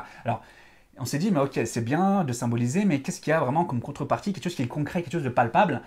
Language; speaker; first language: French; native; French